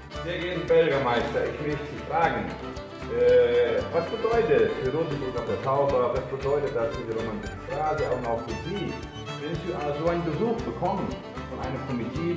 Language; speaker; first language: German; non-native, fluent; Portuguese